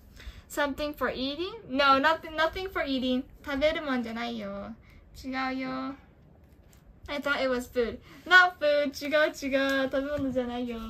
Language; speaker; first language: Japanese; early bilingual, heritage; Japanese